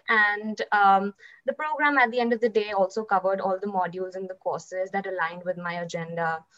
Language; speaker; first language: English; non-native, local second language; Hindi